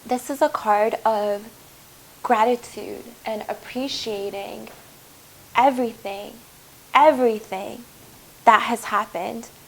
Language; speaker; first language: English; native; English